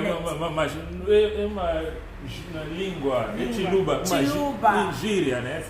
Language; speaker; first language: Portuguese; non-native, learner; Luba-Lulua